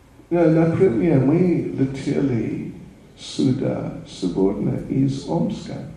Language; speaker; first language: Russian; non-native, learner; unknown